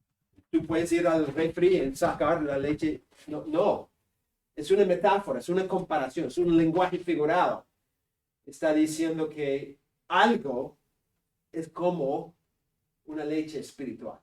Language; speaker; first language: Spanish; non-native, fluent; English